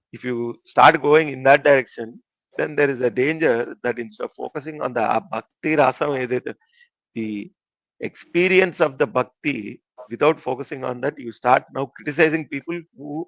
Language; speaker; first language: English; non-native, local second language; Telugu